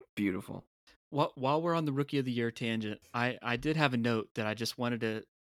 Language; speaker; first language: English; native; English